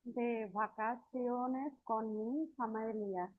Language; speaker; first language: Spanish; non-native, learner; Bangla